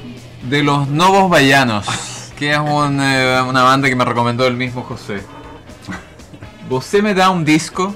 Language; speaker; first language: Spanish; native; Spanish